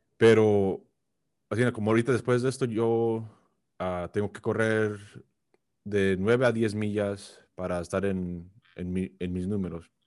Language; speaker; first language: Spanish; early bilingual, heritage; Spanish